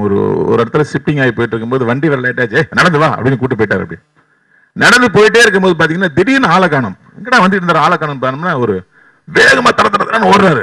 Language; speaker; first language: Tamil; native; Tamil